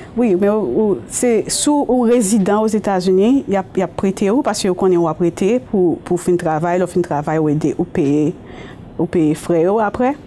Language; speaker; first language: Haitian Creole; native; Haitian Creole